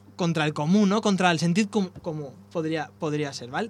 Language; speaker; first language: Spanish; non-native, local second language; Catalan